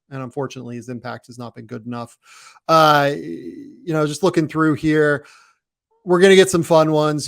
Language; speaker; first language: English; native; English